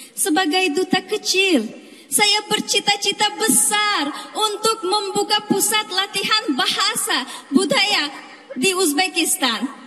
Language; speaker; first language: Malay; non-native, fluent; Uzbek